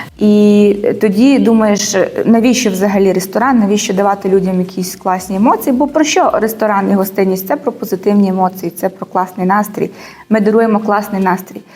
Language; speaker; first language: Ukrainian; native; Ukrainian